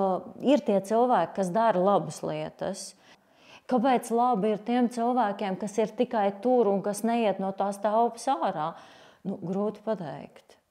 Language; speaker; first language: Latvian; non-native, local second language; Russian